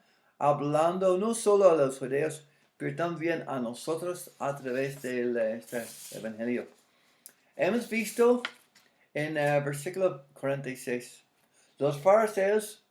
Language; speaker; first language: Spanish; non-native, fluent; English